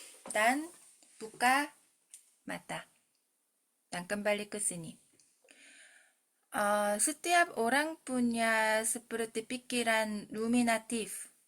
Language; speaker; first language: Indonesian; non-native, fluent; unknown